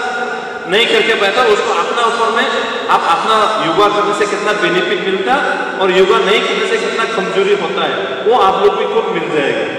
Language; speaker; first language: Hindi; non-native, local second language; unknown